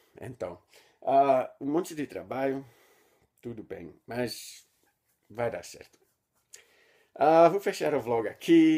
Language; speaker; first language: Portuguese; non-native, learner; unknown